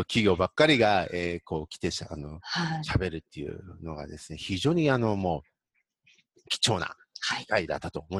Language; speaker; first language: Japanese; native; Japanese